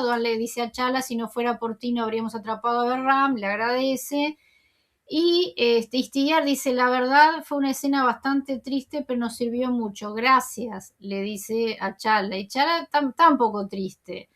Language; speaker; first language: Spanish; native; Spanish